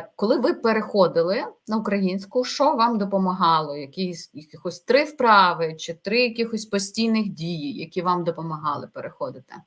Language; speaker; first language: Ukrainian; native; Ukrainian